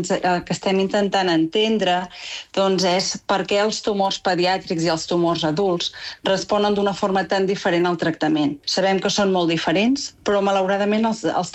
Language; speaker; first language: Catalan; native; Catalan